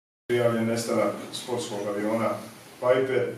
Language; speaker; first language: Bosnian; native; Bosnian